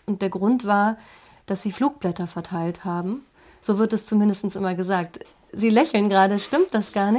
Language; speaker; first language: German; native; German